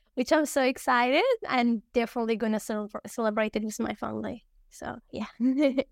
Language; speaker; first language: English; early bilingual, other home language; Arabic